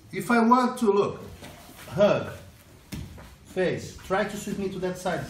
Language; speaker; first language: English; non-native, fluent; Portuguese